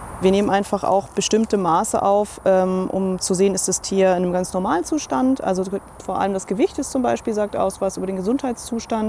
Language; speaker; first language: German; native; German